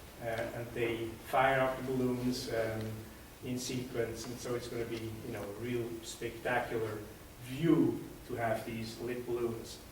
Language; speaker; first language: English; non-native, fluent; Swiss German